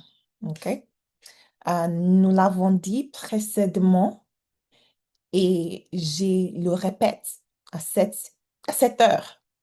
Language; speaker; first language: French; non-native, learner; English